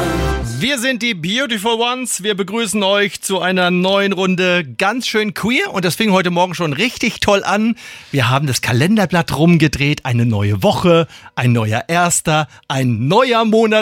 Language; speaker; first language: German; native; German